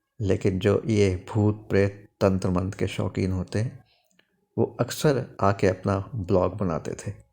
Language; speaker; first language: Hindi; native; Hindi